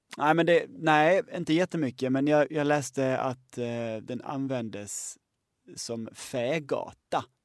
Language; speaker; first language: Swedish; native; Swedish